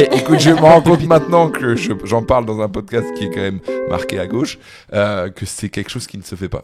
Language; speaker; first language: French; native; French